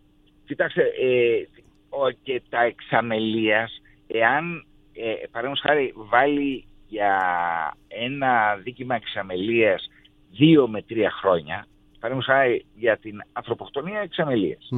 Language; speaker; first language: Greek; native; Greek